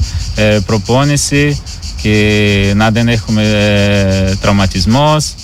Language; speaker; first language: Greek; non-native, learner; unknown